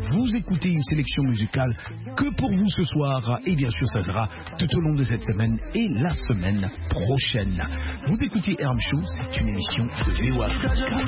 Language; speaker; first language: French; non-native, local second language; Lingala